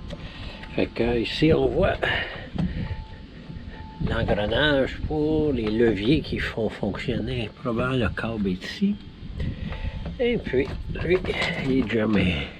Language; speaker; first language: French; native; French